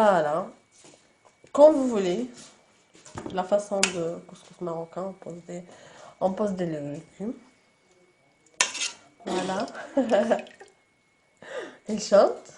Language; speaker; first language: French; non-native, local second language; Arabic